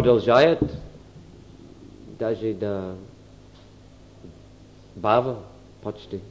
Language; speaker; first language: Russian; non-native, fluent; English